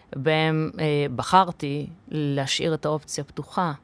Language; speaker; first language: Hebrew; early bilingual, other home language; English